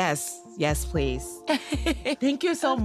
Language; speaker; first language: English; non-native, learner; Japanese